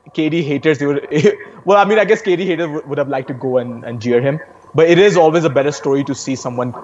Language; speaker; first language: English; non-native, local second language; Hindi